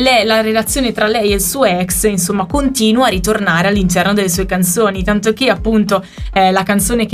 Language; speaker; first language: Italian; native; Italian